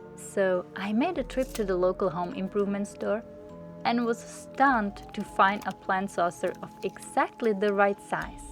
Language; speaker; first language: English; non-native, fluent; Czech